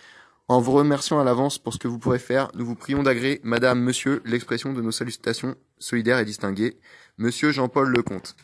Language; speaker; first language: French; native; French